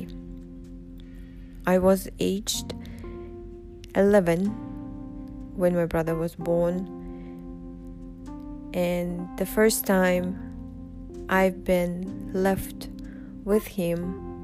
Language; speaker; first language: English; non-native, fluent; Russian